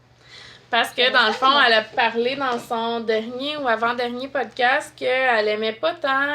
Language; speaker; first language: French; native; French